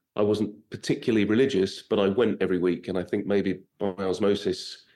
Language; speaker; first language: English; native; English